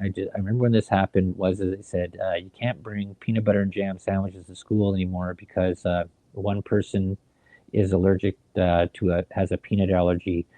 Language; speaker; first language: English; native; English